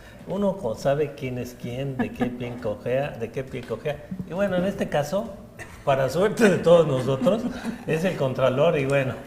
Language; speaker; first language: Spanish; native; Spanish